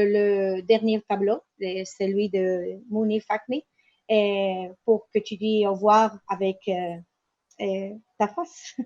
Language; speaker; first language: French; non-native, learner; Spanish